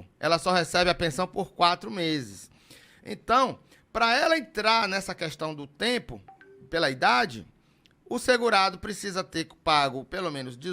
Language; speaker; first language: Portuguese; native; Portuguese